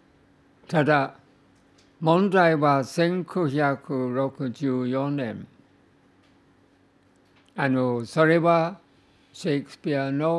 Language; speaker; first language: Japanese; non-native, fluent; English